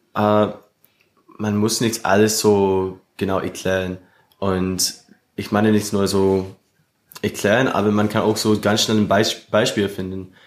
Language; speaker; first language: German; non-native, fluent; English